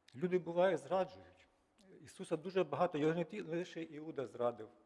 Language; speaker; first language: Ukrainian; native; Ukrainian